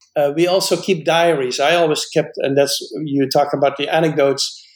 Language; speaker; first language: English; non-native, fluent; Dutch